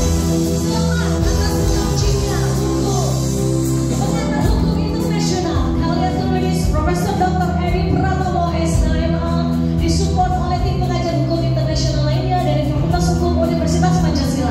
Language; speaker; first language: Indonesian; native; Indonesian